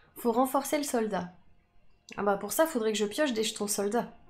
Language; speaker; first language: French; native; French